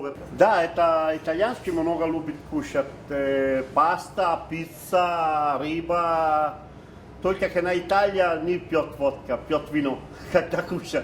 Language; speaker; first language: Russian; non-native, learner; Italian